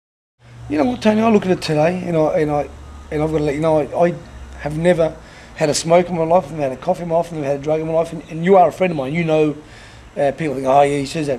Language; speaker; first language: English; native; English